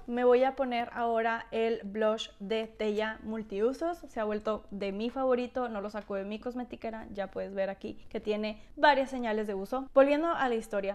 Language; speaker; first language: Spanish; native; Spanish